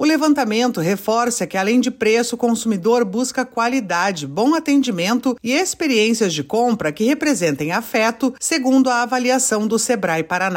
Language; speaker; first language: Portuguese; native; Portuguese